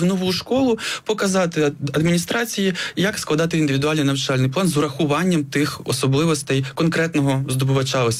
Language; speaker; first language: Ukrainian; native; Ukrainian